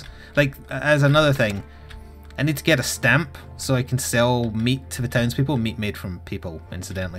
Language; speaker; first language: English; native; English